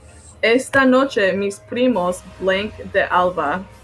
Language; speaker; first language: Spanish; non-native, fluent; English